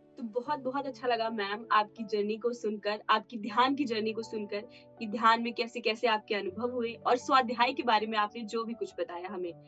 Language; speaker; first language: Hindi; native; Hindi